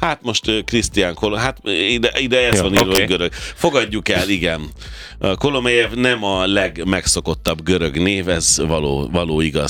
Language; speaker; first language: Hungarian; native; Hungarian